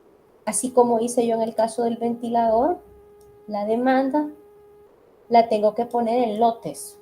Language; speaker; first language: Spanish; native; Spanish